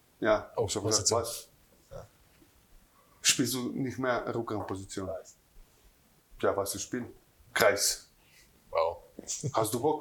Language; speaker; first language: German; non-native, learner; Croatian